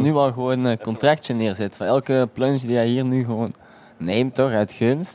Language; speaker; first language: Dutch; native; Dutch